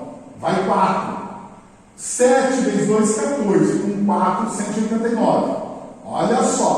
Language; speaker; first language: Portuguese; native; Portuguese